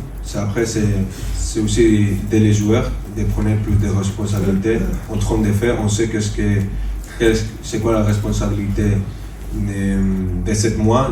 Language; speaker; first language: French; non-native, fluent; Spanish